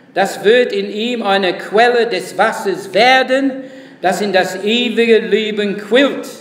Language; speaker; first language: German; non-native, fluent; English